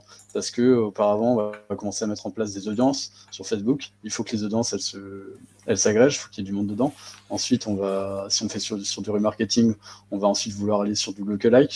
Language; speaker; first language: French; native; French